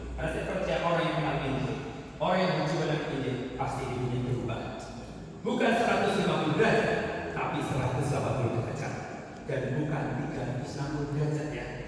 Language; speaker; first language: Indonesian; native; Indonesian